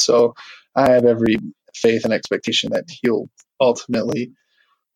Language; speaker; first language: English; native; English